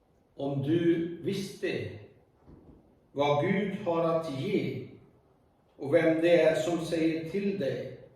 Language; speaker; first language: Swedish; non-native, fluent; Urdu